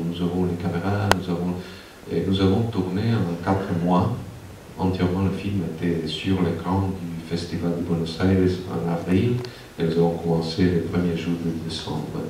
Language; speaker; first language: French; non-native, fluent; Spanish